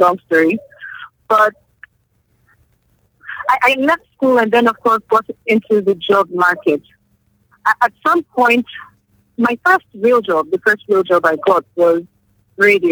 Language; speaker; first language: English; non-native, local second language; Yoruba